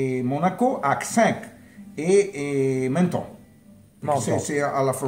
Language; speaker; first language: French; non-native, learner; Italian